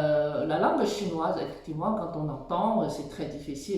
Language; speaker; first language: French; non-native, fluent; Chinese